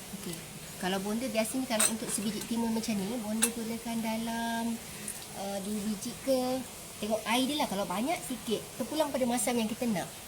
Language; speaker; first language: Malay; native; Malay